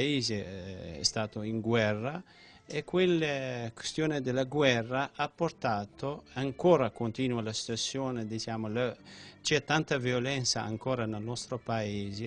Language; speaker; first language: Italian; non-native, fluent; Central Kurdish